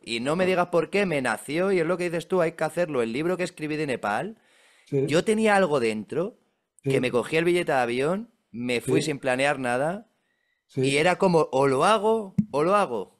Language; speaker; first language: Spanish; native; Spanish